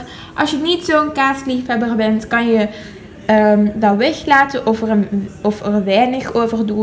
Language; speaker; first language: Dutch; native; Dutch